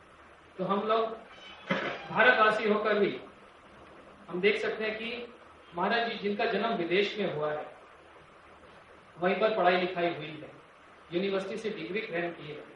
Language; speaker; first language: Hindi; native; Hindi